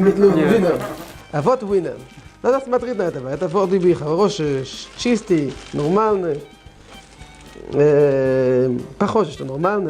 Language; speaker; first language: Russian; non-native, learner; Hebrew